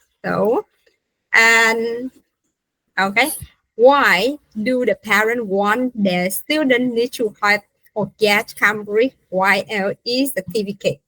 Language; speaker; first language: English; non-native, fluent; Vietnamese